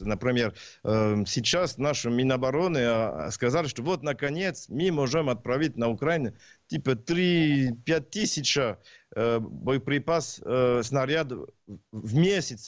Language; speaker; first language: Russian; non-native, learner; French